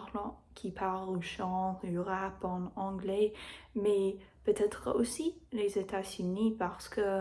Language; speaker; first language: French; non-native, learner; English